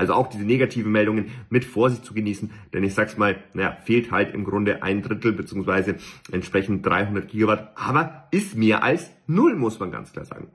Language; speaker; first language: German; native; German